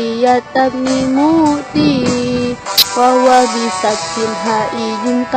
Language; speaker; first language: Arabic; non-native, learner; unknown